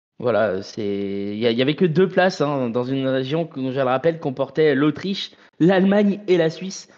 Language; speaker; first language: French; native; French